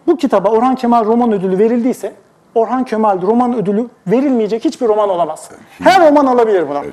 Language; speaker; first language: Turkish; native; Turkish